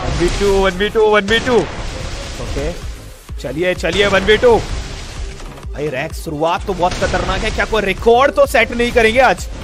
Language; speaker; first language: Hindi; native; Hindi